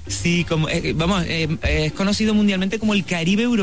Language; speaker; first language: Spanish; native; Spanish